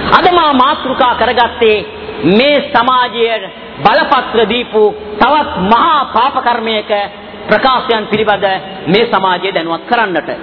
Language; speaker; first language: Sinhala; non-native, local second language; Tamil